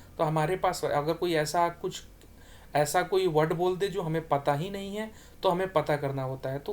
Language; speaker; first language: Hindi; native; Hindi